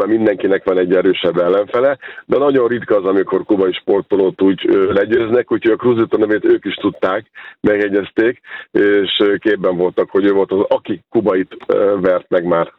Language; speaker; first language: Hungarian; native; Hungarian